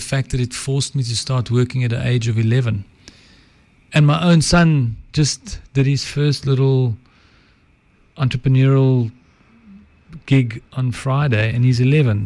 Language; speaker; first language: English; non-native, local second language; Afrikaans